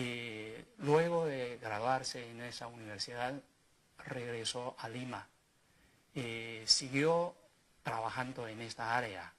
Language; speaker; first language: Spanish; non-native, fluent; Chinese